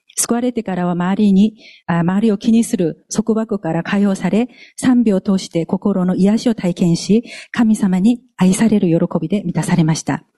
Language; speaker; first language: Japanese; non-native, fluent; Korean